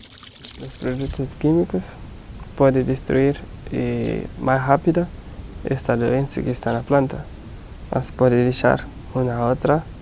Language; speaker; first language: Spanish; non-native, learner; Portuguese